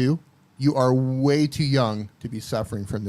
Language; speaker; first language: English; native; English